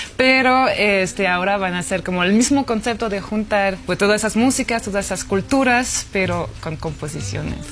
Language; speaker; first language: Spanish; non-native, fluent; French